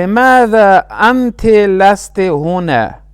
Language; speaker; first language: Arabic; non-native, fluent; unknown